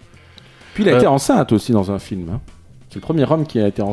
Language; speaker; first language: French; native; French